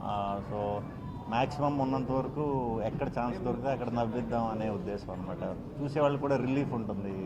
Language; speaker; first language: Telugu; native; Telugu